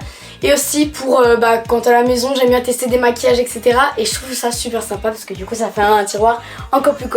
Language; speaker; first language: French; native; French